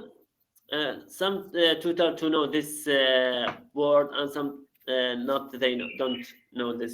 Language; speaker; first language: English; non-native, learner; Arabic